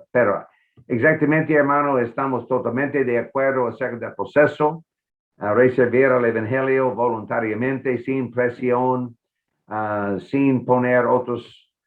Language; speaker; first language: Spanish; non-native, fluent; English